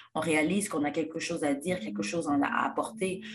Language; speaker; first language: French; non-native, local second language; Lingala